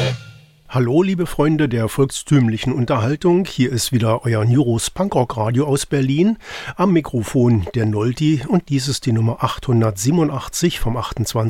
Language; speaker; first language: German; native; German